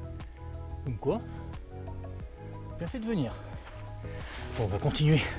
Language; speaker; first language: French; native; French